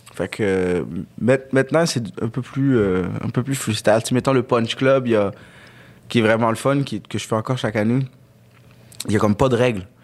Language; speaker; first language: French; early bilingual, other home language; Arabic